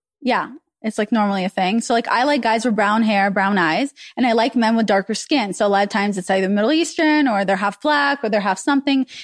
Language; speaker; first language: English; early bilingual, other home language; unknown